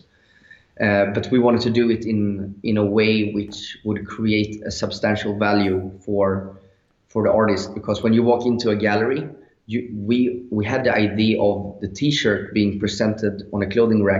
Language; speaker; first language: English; non-native, fluent; Swedish